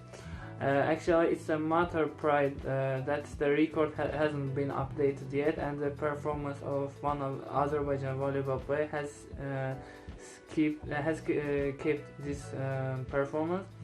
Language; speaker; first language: English; non-native, learner; Azerbaijani